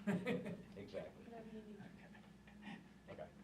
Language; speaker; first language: English; native; English